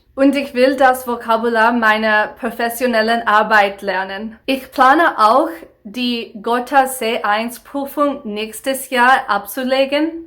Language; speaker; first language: German; non-native, fluent; Telugu